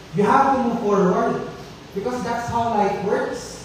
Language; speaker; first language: English; non-native, local second language; Filipino